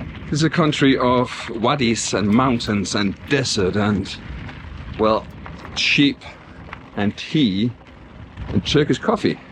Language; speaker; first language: English; non-native, fluent; Danish